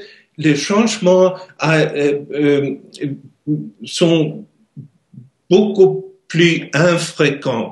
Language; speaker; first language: French; non-native, learner; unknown